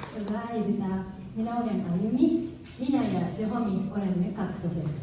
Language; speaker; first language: Finnish; non-native, learner; Japanese